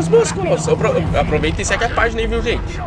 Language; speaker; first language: Portuguese; native; Portuguese